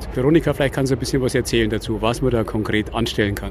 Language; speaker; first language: German; native; German